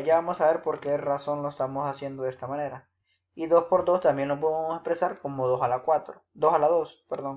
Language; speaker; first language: Spanish; native; Spanish